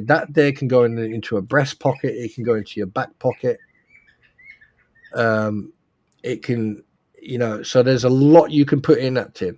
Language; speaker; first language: English; native; English